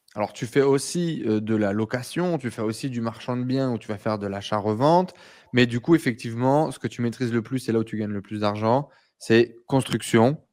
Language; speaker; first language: French; native; French